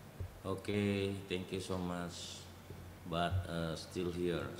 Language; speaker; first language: English; non-native, learner; Indonesian